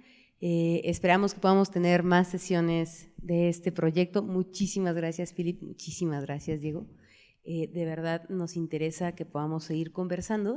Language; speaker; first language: Spanish; native; Spanish